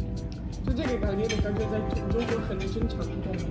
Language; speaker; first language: Chinese; non-native, fluent; Arabic